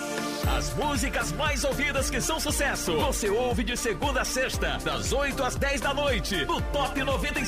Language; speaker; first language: Portuguese; native; Portuguese